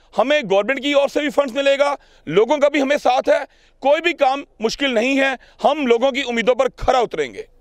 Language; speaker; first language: Hindi; non-native, local second language; Punjabi